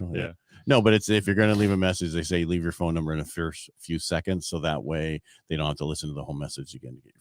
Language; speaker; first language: English; native; English